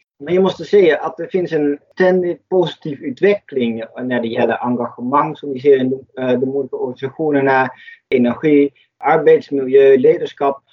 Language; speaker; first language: Swedish; non-native, fluent; Dutch